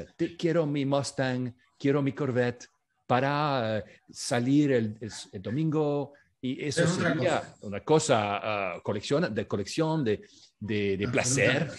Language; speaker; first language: Spanish; non-native, fluent; French